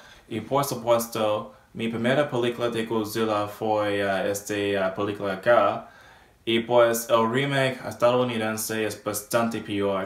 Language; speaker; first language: Spanish; non-native, learner; English